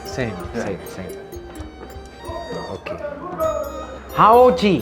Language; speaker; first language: English; non-native, learner; Amharic